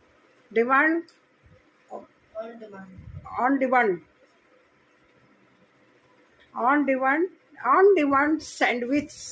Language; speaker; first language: English; non-native, learner; Hindi